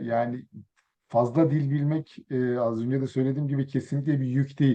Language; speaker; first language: Turkish; early bilingual, other home language; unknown